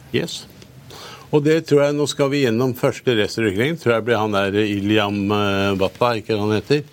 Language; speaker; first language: Norwegian; early bilingual, other home language; German